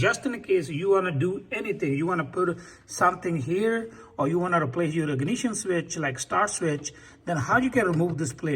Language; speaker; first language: English; non-native, fluent; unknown